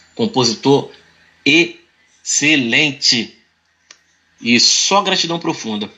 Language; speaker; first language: Portuguese; native; Portuguese